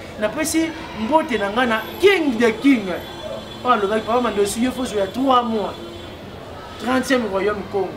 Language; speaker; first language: Lingala; native; Lingala